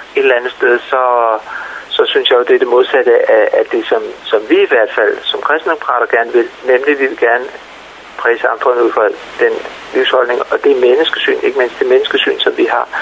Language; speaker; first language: Danish; native; Danish